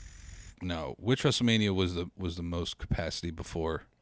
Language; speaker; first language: English; early bilingual, other home language; Spanish